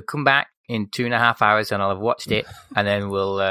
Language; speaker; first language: English; native; English